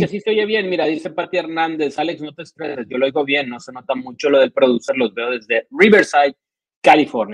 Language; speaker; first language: Spanish; native; Spanish